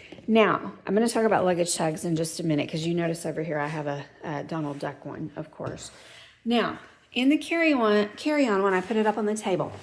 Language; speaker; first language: English; native; English